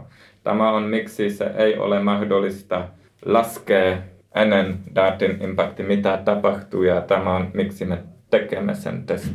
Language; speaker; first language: Finnish; non-native, learner; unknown